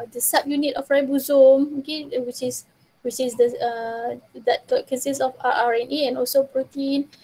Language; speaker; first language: English; non-native, local second language; Malay